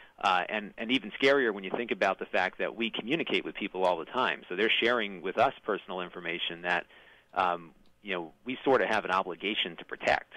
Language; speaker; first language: English; native; English